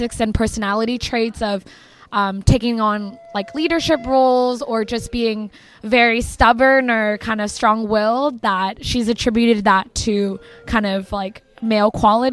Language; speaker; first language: English; native; English